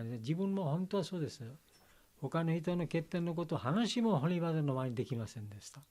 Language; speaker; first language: Japanese; non-native, learner; Bangla